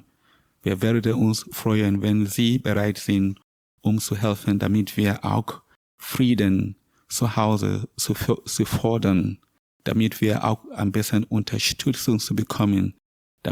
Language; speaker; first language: German; non-native, learner; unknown